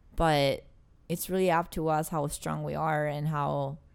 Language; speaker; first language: English; non-native, fluent; Italian